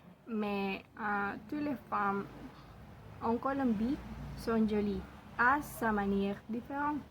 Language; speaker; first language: French; non-native, learner; Spanish